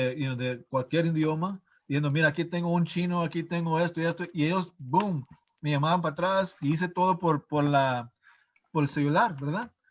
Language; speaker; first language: Spanish; early bilingual, heritage; English